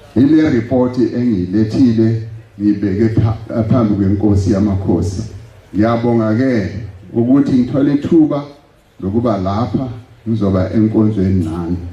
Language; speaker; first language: Zulu; non-native, local second language; Venda